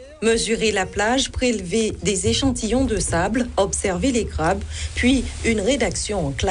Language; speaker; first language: French; native; French